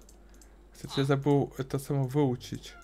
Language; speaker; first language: Russian; native; Russian